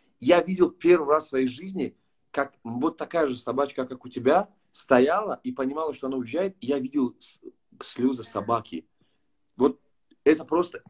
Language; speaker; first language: Russian; non-native, local second language; Tajik